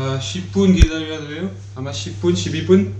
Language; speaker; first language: Korean; non-native, learner; French